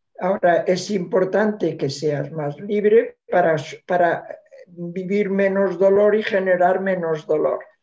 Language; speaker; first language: Spanish; non-native, local second language; Catalan